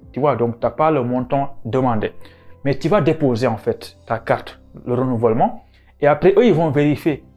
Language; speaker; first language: French; non-native, local second language; Wolof